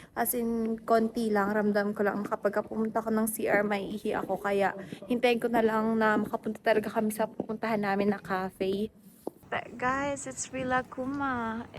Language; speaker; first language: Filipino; native; Filipino